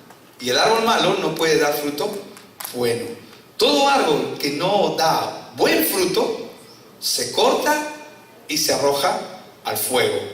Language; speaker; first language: Spanish; native; Spanish